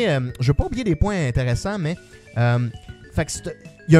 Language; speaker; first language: French; native; French